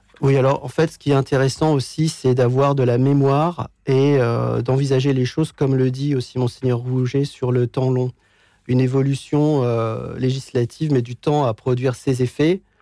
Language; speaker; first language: French; native; French